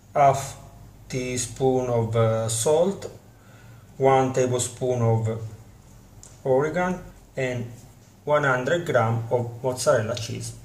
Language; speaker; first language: English; non-native, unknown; Italian